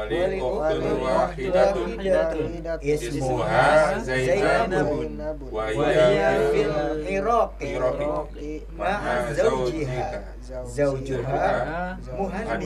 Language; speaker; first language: Arabic; non-native, learner; Indonesian